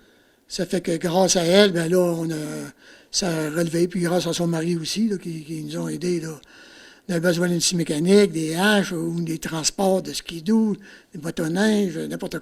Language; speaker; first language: French; native; French